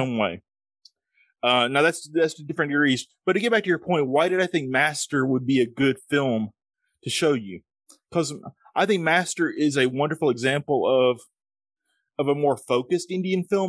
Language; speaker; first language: English; native; English